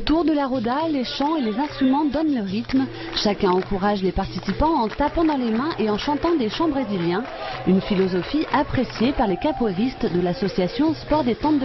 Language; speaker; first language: French; native; French